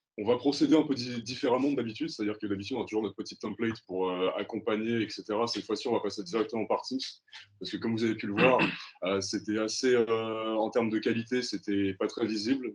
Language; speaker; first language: French; native; French